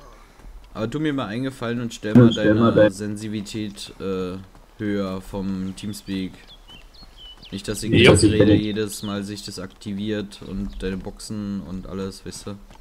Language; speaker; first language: German; native; German